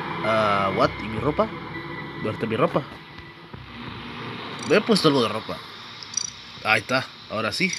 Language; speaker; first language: Spanish; native; Spanish